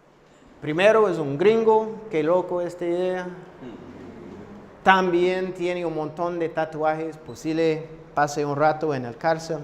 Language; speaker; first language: Spanish; non-native, fluent; English